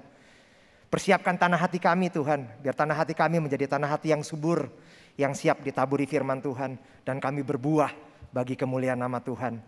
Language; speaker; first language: Indonesian; native; Indonesian